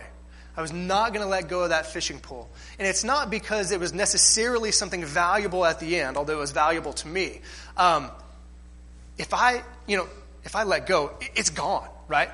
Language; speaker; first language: English; native; English